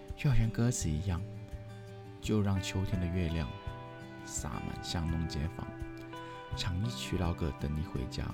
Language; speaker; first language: Chinese; non-native, local second language; Cantonese